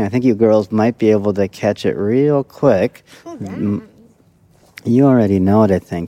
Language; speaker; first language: English; native; English